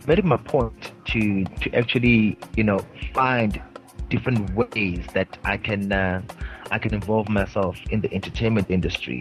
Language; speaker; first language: English; non-native, local second language; Zulu